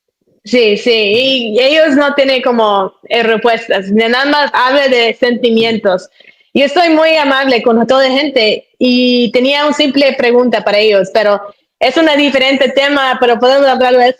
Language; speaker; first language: Spanish; early bilingual, heritage; Spanish